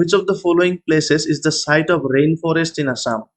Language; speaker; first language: English; non-native, local second language; Assamese